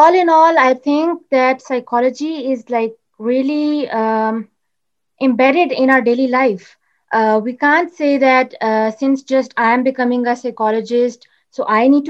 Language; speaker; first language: English; non-native, local second language; Urdu